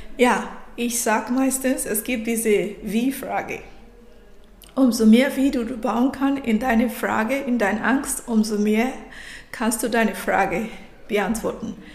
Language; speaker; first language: German; non-native, fluent; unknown